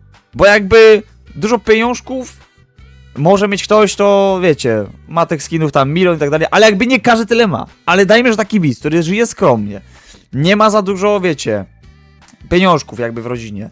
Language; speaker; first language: Polish; native; Polish